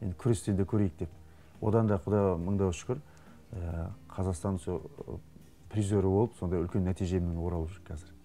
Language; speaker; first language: Kazakh; native; Kazakh